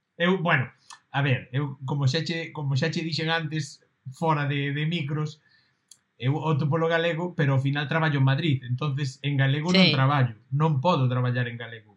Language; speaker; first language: Galician; non-native, local second language; Spanish